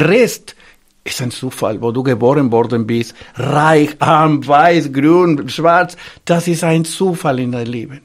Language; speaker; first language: German; non-native, fluent; Spanish